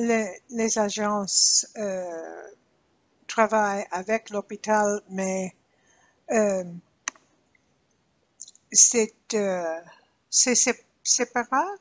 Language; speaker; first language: French; non-native, learner; English